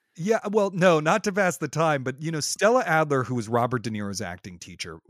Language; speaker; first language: English; native; English